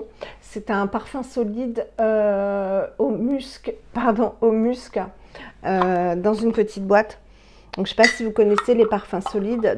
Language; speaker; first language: French; native; French